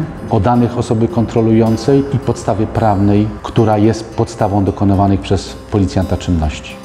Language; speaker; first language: Polish; native; Polish